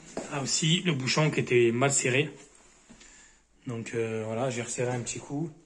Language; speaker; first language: French; native; French